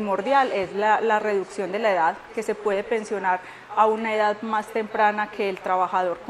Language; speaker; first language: Spanish; native; Spanish